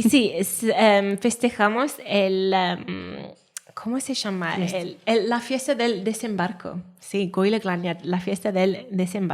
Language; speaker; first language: Spanish; non-native, learner; Welsh